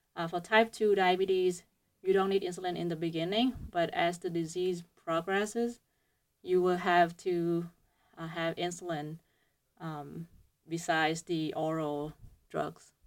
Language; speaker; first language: English; non-native, fluent; Vietnamese